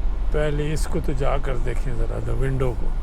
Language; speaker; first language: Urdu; non-native, local second language; Punjabi